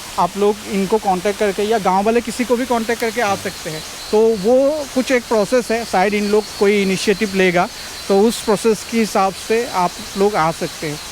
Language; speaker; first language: Hindi; non-native, local second language; Assamese